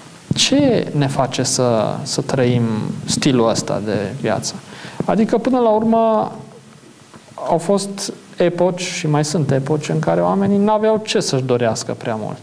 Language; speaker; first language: Romanian; native; Romanian